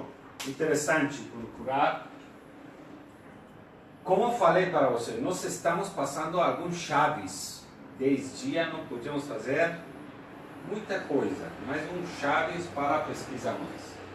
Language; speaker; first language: Portuguese; non-native, fluent; Persian